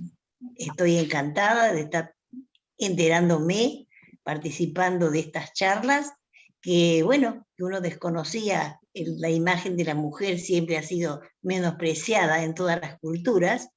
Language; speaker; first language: Spanish; native; Spanish